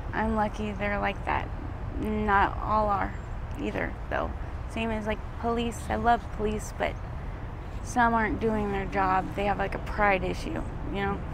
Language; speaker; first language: English; native; English